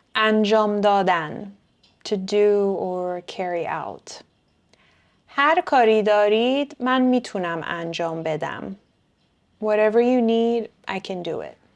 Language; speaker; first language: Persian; native; Persian